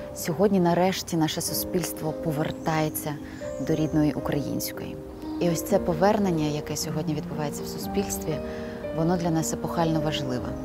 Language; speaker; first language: Ukrainian; non-native, local second language; Russian